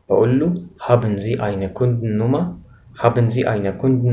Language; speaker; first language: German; non-native, fluent; Arabic